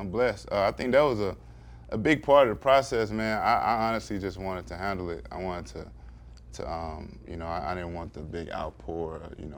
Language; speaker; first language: English; native; English